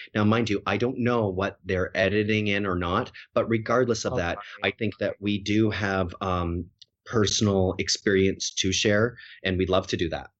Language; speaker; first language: English; native; English